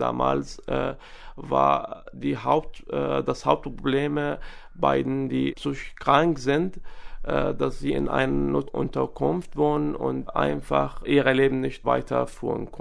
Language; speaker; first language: German; non-native, fluent; Arabic